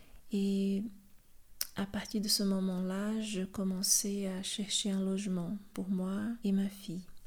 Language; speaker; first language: French; non-native, fluent; Portuguese